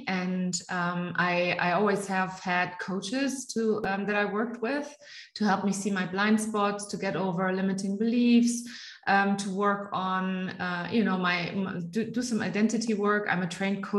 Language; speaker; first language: English; non-native, fluent; German